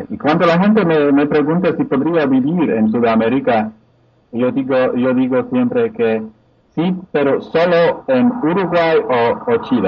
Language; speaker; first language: Spanish; non-native, fluent; Polish